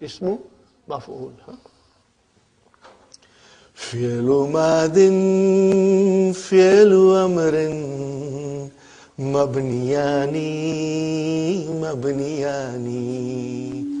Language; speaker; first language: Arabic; non-native, fluent; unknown